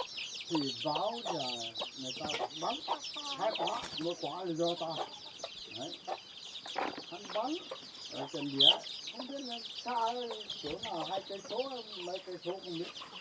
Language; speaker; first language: Vietnamese; native; Vietnamese